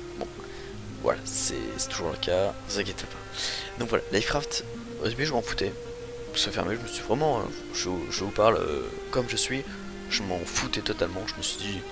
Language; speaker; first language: French; native; French